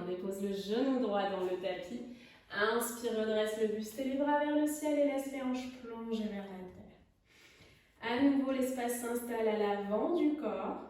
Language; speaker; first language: French; native; French